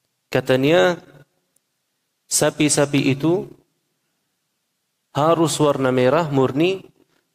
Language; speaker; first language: Indonesian; non-native, fluent; Arabic